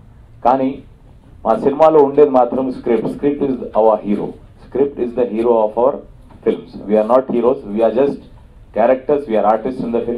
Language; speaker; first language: Telugu; native; Telugu